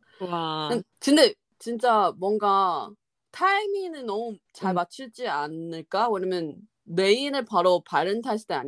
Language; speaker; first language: Korean; non-native, fluent; Chinese